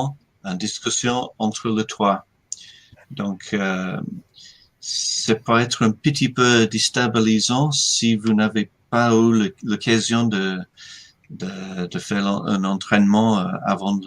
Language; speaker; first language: French; non-native, fluent; English